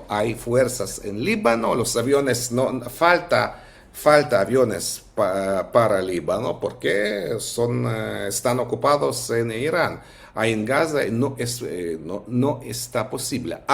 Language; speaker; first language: Spanish; non-native, fluent; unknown